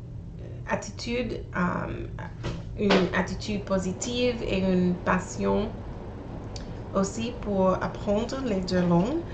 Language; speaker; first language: French; non-native, learner; English